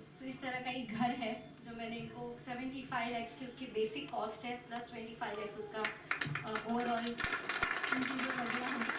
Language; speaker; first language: Hindi; non-native, local second language; Gujarati